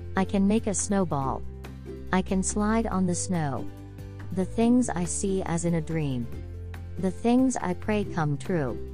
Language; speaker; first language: English; non-native, fluent; Thai